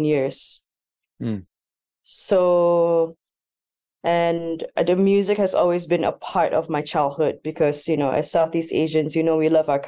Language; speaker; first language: English; non-native, local second language; Malay